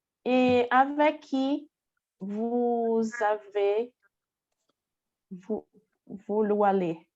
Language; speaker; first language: French; non-native, learner; Portuguese